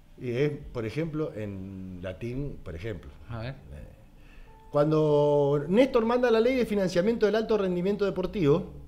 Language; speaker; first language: Spanish; native; Spanish